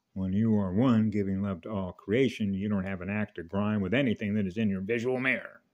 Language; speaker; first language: English; native; English